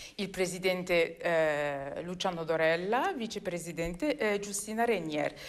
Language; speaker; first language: Italian; non-native, fluent; Armenian